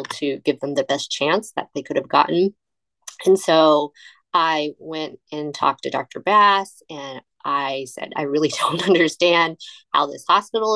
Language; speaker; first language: English; native; English